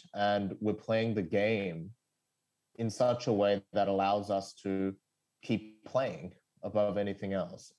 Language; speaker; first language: English; early bilingual, other home language; Korean